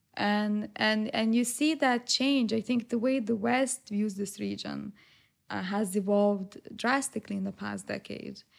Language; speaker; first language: English; non-native, fluent; Lithuanian